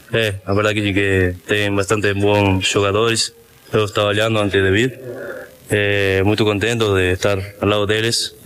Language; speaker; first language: Portuguese; non-native, learner; Spanish